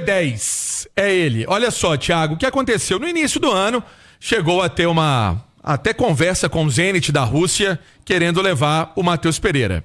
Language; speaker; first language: Portuguese; native; Portuguese